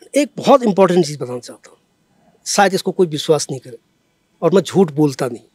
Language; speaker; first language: Hindi; native; Hindi